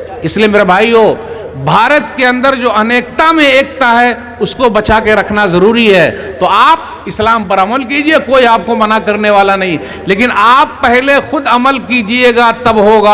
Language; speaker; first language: Hindi; native; Hindi